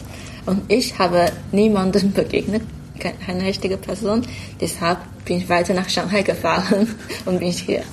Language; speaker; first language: German; non-native, fluent; Chinese